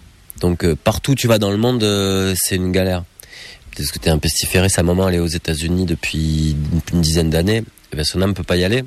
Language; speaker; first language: French; native; French